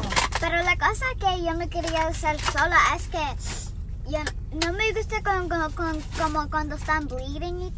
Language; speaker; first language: Spanish; early bilingual, heritage; Spanish